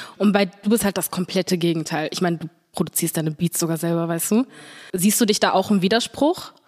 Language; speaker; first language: German; early bilingual, other home language; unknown